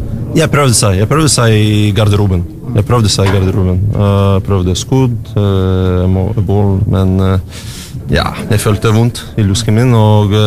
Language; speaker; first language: Norwegian; non-native, learner; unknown